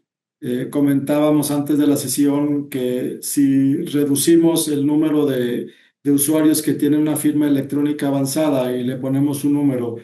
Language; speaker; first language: Spanish; native; Spanish